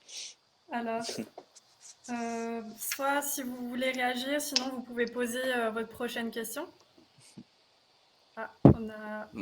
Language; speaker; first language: French; native; French